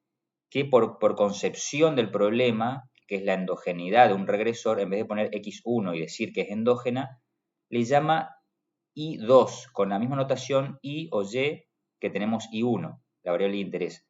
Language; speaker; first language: Spanish; native; Spanish